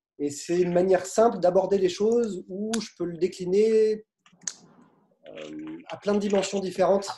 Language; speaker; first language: French; native; French